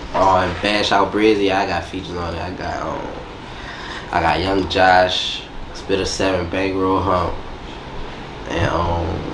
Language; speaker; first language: English; native; English